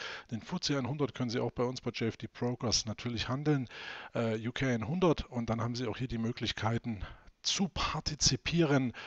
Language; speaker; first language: German; native; German